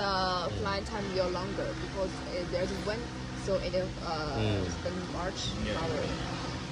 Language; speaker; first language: English; non-native, learner; Chinese